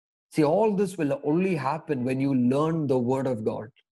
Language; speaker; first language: English; non-native, local second language; Malayalam